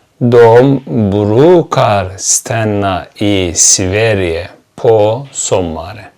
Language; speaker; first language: Swedish; non-native, fluent; Turkish